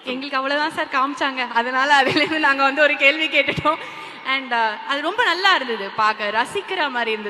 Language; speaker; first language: Tamil; native; Tamil